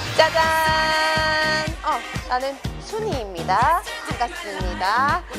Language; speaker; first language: Korean; non-native, fluent; English